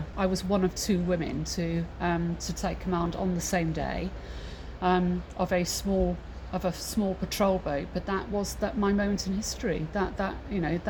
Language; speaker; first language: English; native; English